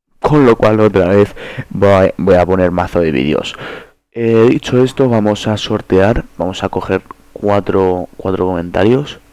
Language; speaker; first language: Spanish; early bilingual, other home language; Polish